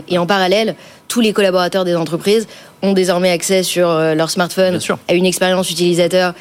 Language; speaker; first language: French; native; French